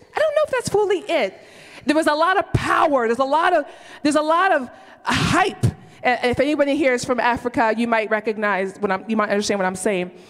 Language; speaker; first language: English; early bilingual, other home language; Yoruba